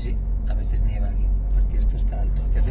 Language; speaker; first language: Spanish; native; Spanish